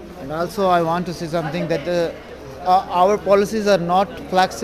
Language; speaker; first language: English; non-native, local second language; Urdu